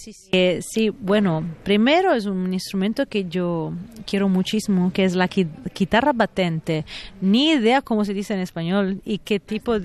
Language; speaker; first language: Spanish; non-native, fluent; Italian